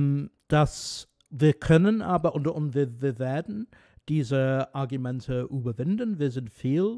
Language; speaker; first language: German; non-native, fluent; English